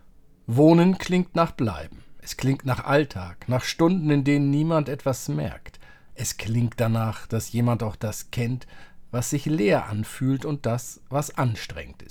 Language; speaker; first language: German; native; German